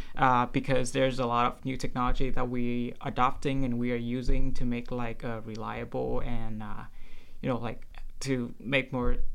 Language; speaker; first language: English; non-native, fluent; Vietnamese